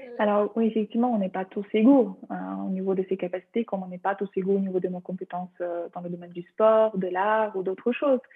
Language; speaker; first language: French; non-native, fluent; Ukrainian